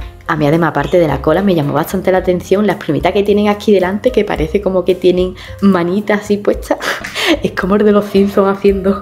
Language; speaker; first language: Spanish; native; Spanish